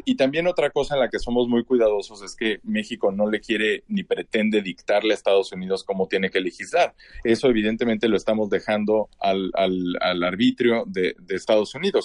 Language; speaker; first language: Spanish; native; Spanish